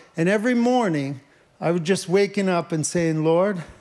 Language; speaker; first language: English; native; English